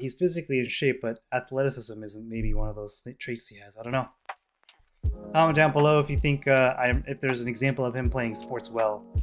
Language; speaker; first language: English; native; English